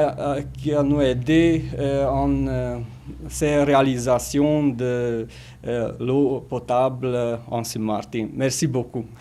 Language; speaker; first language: French; non-native, learner; Hungarian